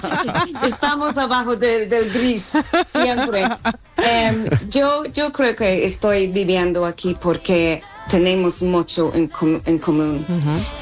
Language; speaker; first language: Spanish; non-native, fluent; English